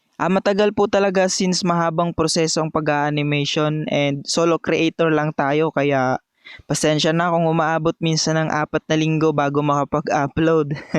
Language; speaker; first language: Filipino; non-native, local second language; Bikol